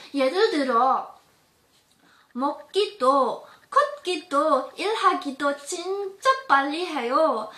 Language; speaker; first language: Korean; non-native, learner; German